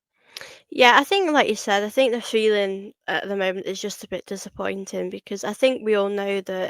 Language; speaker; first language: English; native; English